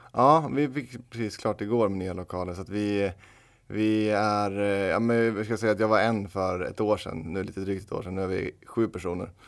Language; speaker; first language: Swedish; native; Swedish